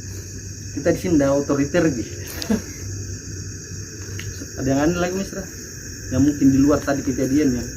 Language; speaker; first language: Indonesian; native; Indonesian